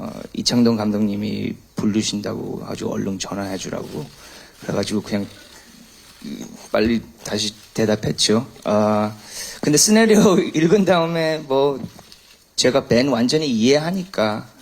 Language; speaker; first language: Korean; early bilingual, heritage; English